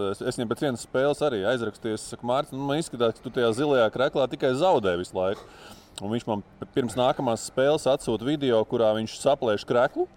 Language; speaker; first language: Latvian; native; Latvian